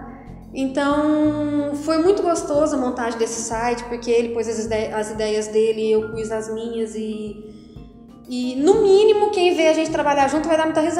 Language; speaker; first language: Portuguese; native; Portuguese